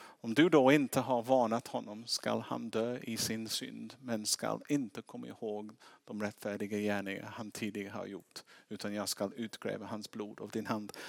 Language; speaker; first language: Swedish; non-native, fluent; English